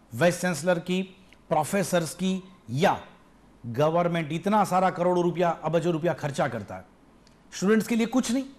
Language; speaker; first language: Hindi; non-native, local second language; Gujarati